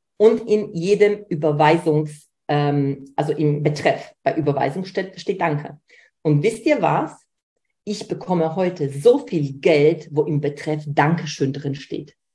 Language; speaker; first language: German; early bilingual, other home language; Polish